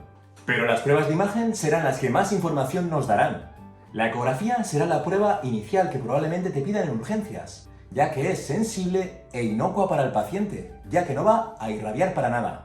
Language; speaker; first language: Spanish; native; Spanish